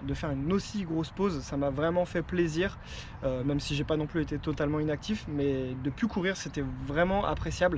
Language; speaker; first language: French; native; French